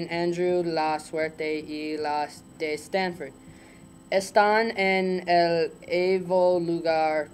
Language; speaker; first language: Spanish; non-native, learner; English